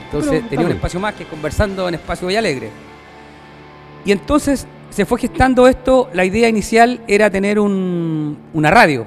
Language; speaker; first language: Spanish; native; Spanish